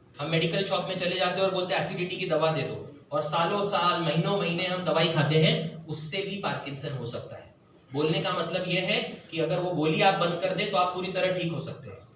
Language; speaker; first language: Hindi; non-native, local second language; Marathi